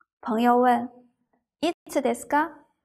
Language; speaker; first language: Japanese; non-native, fluent; Chinese